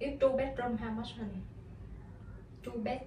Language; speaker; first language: English; non-native, learner; Vietnamese